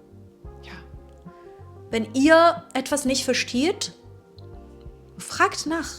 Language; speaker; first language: German; non-native, fluent; Persian